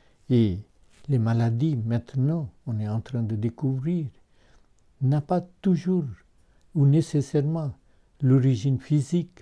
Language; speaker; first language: French; non-native, fluent; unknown